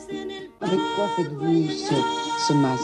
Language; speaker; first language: French; native; French